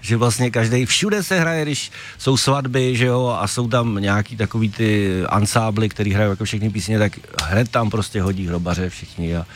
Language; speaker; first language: Czech; native; Czech